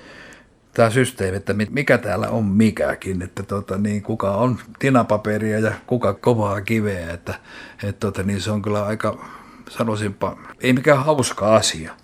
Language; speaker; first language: Finnish; native; Finnish